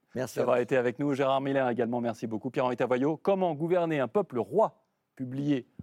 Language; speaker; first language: French; native; French